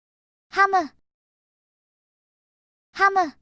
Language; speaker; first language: Japanese; native; Japanese